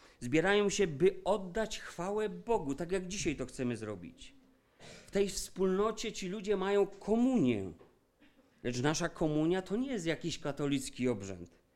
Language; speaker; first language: Polish; native; Polish